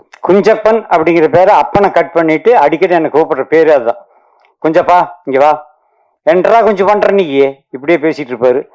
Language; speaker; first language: Tamil; native; Tamil